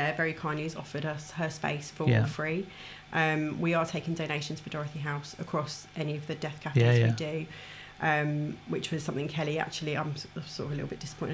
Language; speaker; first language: English; native; English